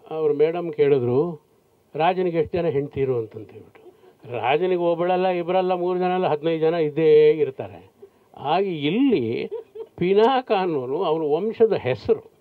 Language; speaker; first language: Kannada; native; Kannada